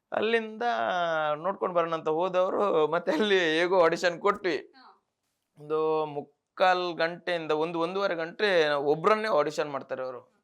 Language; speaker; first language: Kannada; non-native, local second language; Tulu